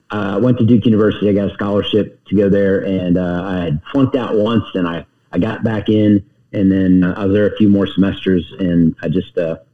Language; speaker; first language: English; native; English